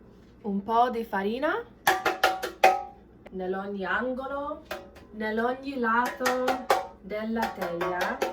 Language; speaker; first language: Italian; non-native, learner; English